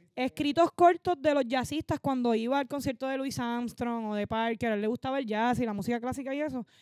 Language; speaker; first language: Spanish; native; Spanish